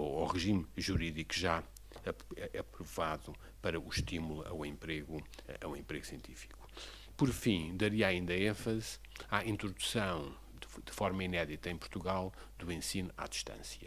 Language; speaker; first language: Portuguese; native; Portuguese